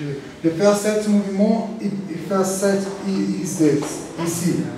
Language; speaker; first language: French; non-native, learner; Portuguese